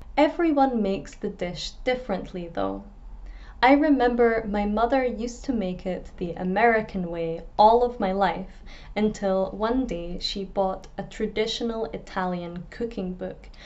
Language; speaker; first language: English; native; English